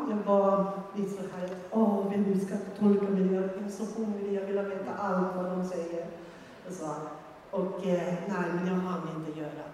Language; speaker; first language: Swedish; non-native, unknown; Finnish